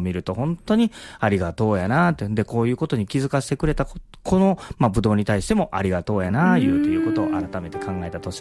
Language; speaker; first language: Japanese; native; Japanese